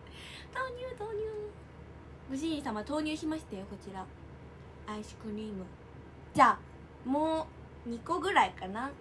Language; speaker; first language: Japanese; native; Japanese